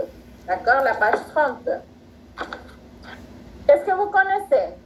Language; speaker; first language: French; non-native, fluent; Spanish